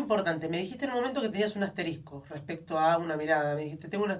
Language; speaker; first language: Spanish; native; Spanish